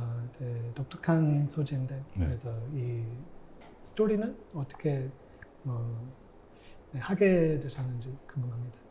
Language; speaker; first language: Korean; non-native, fluent; English